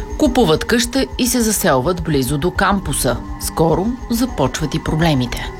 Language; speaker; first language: Bulgarian; native; Bulgarian